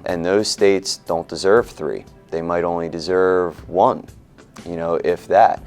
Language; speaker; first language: English; native; English